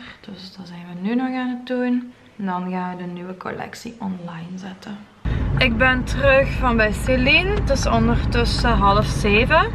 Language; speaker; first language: Dutch; native; Dutch